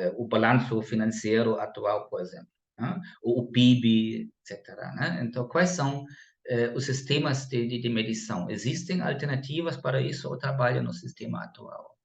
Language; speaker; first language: Portuguese; non-native, fluent; German